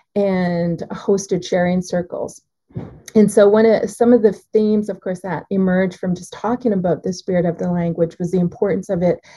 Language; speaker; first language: English; native; English